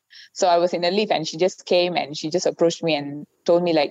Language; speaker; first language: English; non-native, local second language; Tamil